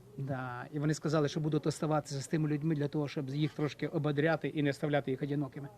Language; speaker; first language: Ukrainian; native; Ukrainian